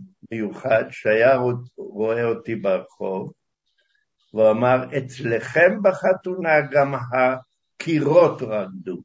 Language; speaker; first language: Hebrew; early bilingual, other home language; Hungarian